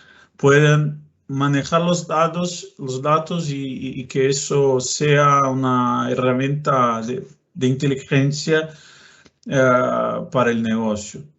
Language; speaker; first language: Spanish; non-native, fluent; Portuguese